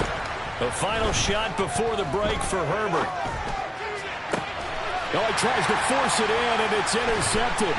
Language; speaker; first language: English; native; English